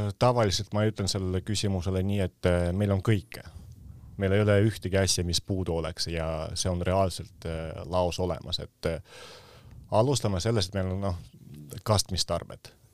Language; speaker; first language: Estonian; non-native, local second language; Russian